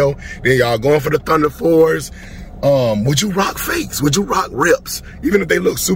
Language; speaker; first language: English; native; English